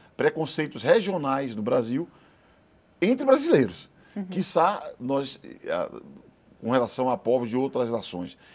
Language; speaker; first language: Portuguese; native; Portuguese